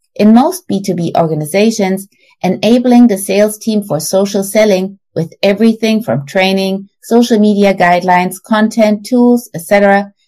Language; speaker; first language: English; non-native, fluent; German